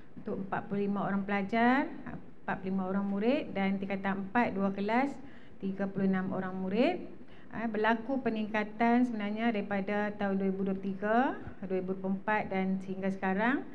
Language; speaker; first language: Malay; native; Malay